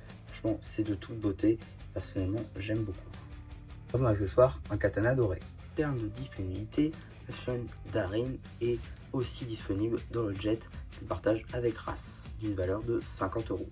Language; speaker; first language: French; native; French